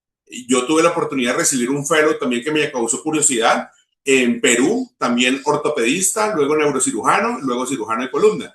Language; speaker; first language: Spanish; native; Spanish